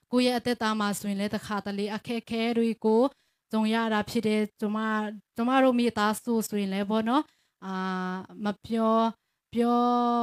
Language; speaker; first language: Burmese; non-native, local second language; Tedim Chin